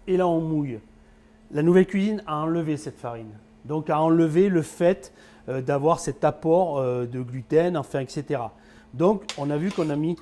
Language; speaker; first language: French; native; French